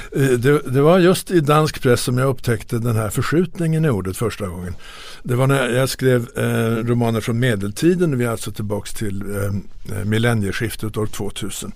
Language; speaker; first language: Swedish; native; Swedish